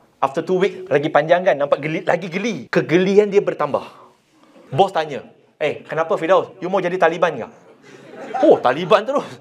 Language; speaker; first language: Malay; non-native, local second language; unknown